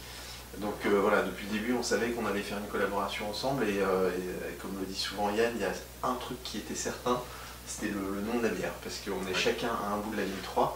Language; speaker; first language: French; native; French